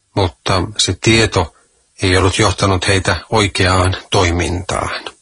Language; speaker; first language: Finnish; native; Finnish